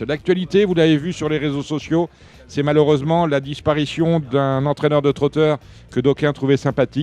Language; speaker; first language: French; native; French